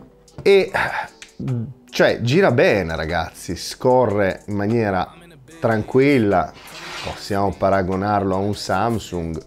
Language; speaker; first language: Italian; native; Italian